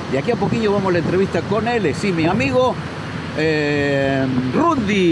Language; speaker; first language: Spanish; non-native, learner; Portuguese